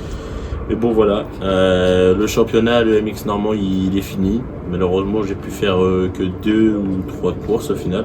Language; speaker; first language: French; native; French